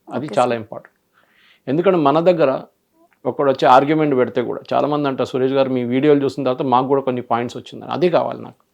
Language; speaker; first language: Telugu; non-native, local second language; Malayalam